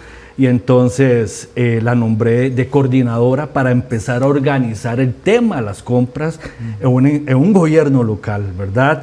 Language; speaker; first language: Spanish; native; Spanish